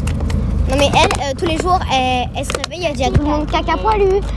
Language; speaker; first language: French; native; French